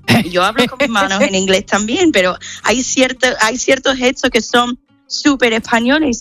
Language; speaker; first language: Spanish; non-native, fluent; English